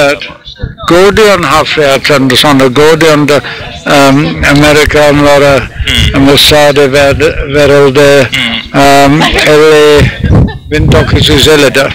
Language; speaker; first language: Turkish; non-native, learner; English